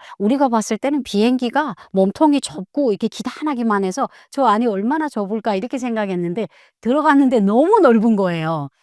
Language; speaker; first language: Korean; native; Korean